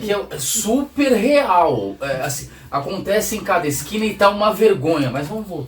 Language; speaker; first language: Portuguese; native; Portuguese